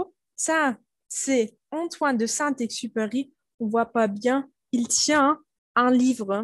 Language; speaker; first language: French; non-native, fluent; German